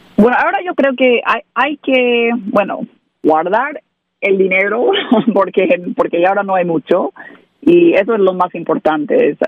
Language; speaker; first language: Spanish; non-native, learner; English